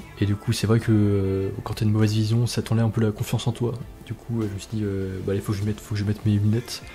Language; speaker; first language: French; native; French